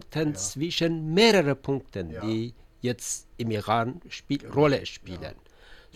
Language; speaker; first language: German; non-native, learner; Persian